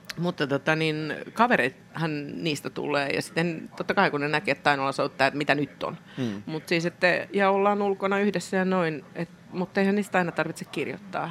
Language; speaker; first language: Finnish; native; Finnish